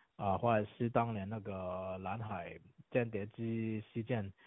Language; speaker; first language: Chinese; non-native, local second language; Cantonese